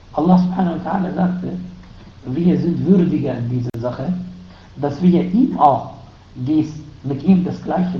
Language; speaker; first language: German; non-native, fluent; Arabic